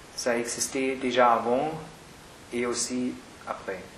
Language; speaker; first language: French; non-native, fluent; German